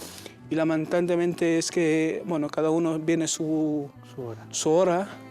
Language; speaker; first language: Spanish; non-native, learner; Arabic